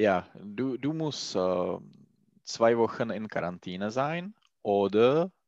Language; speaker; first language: German; non-native, learner; Czech